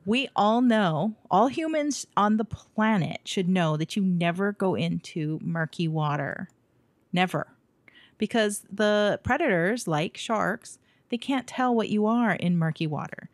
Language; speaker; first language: English; native; English